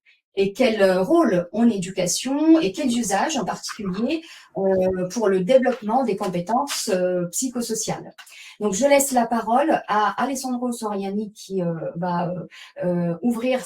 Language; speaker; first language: French; native; French